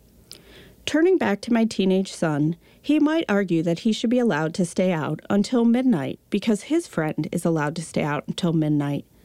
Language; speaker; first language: English; native; English